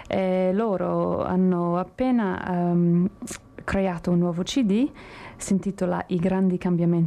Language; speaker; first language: Italian; non-native, fluent; English